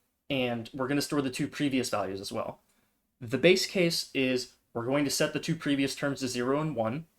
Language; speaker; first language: English; native; English